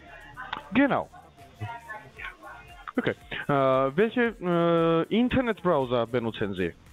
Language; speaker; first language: German; non-native, learner; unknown